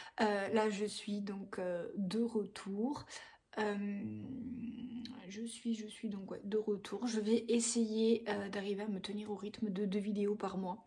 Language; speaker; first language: French; native; French